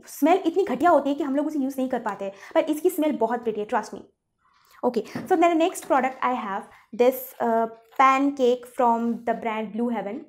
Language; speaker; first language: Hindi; non-native, local second language; Bangla